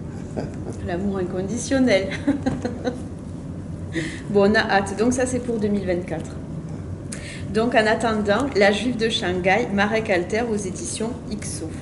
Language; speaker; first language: French; native; French